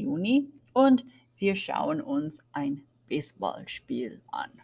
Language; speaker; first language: German; non-native, fluent; English